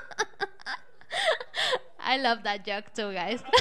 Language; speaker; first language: English; non-native, learner; Spanish